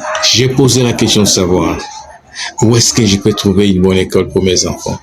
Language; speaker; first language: French; non-native, local second language; Luba-Lulua